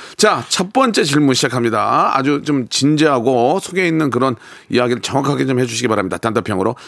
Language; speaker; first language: Korean; native; Korean